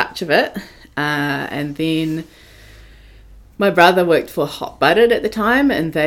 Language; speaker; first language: English; native; English